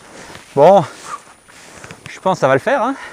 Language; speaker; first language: French; native; French